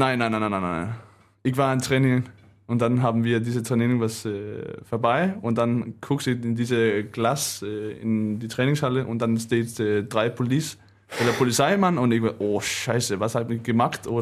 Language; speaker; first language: German; non-native, learner; Danish